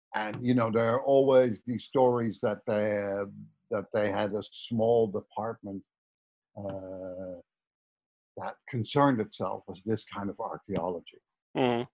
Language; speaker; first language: English; non-native, fluent; Dutch